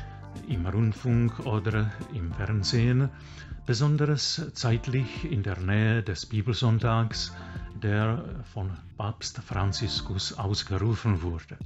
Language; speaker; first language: German; non-native, fluent; Czech